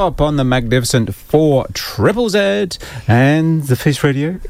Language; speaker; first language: English; native; English